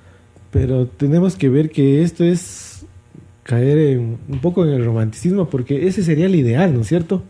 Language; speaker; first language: Spanish; native; Spanish